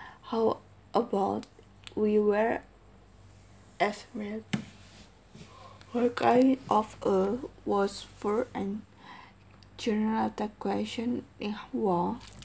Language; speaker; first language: English; non-native, learner; Indonesian